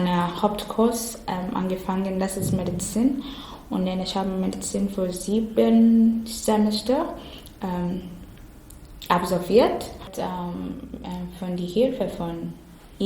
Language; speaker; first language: German; non-native, learner; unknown